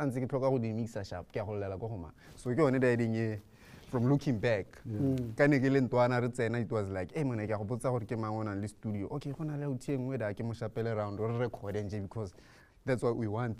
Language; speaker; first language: English; non-native, local second language; Tswana